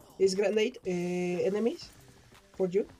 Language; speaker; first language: English; non-native, learner; Spanish